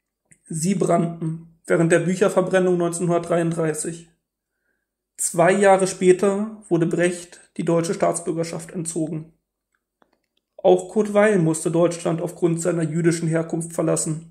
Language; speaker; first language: German; native; German